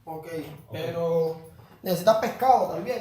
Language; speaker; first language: Spanish; native; Spanish